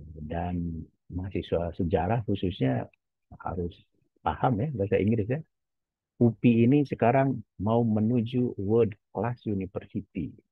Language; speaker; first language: Indonesian; non-native, local second language; Javanese